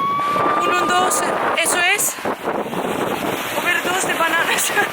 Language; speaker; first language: Spanish; non-native, learner; Serbian